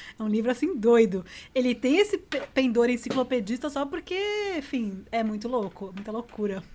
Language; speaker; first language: Portuguese; native; Portuguese